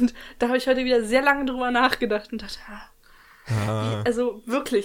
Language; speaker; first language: German; native; German